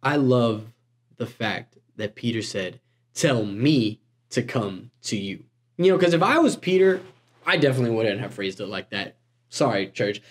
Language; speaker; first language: English; native; English